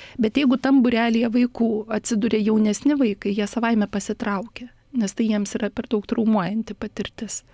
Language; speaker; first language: Lithuanian; native; Lithuanian